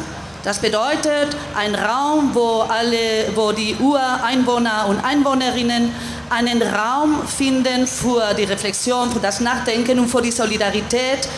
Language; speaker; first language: German; non-native, fluent; Spanish